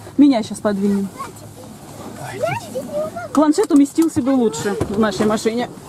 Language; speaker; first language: Russian; native; Russian